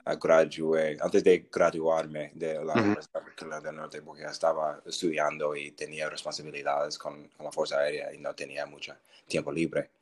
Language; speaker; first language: Spanish; non-native, learner; English